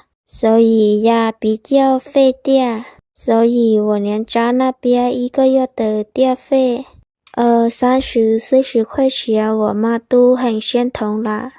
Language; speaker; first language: Chinese; non-native, fluent; Lao